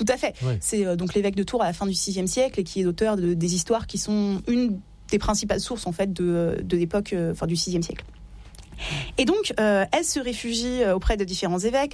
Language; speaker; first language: French; native; French